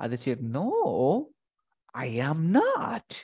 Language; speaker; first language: English; non-native, fluent; Spanish